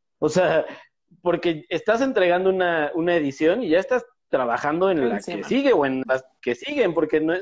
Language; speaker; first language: Spanish; native; Spanish